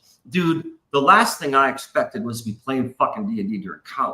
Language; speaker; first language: English; native; English